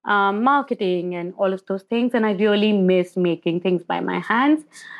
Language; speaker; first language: English; non-native, local second language; Hindi